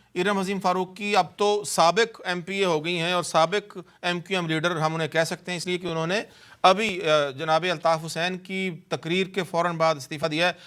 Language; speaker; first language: Urdu; native; Urdu